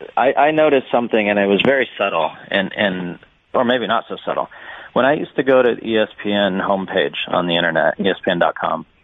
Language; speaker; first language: English; native; English